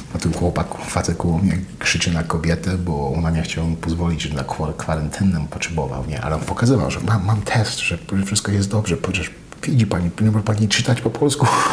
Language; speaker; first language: Polish; non-native, fluent; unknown